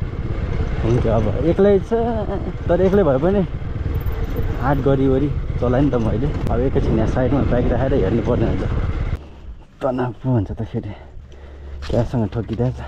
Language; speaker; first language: Nepali; native; Nepali